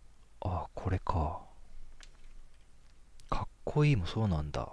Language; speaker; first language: Japanese; native; Japanese